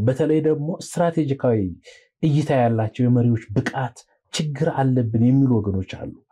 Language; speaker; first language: Amharic; native; Amharic